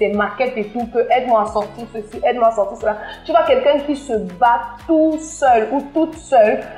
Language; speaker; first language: French; native; French